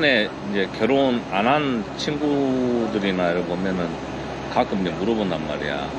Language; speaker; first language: Korean; native; Korean